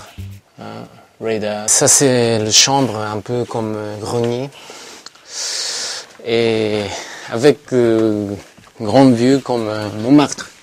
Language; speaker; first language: French; non-native, learner; Japanese